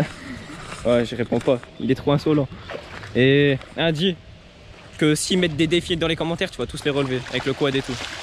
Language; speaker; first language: French; native; French